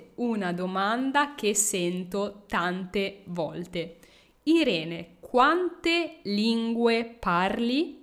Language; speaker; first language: Italian; native; Italian